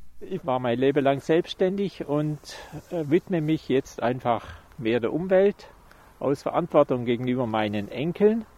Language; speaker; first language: German; native; German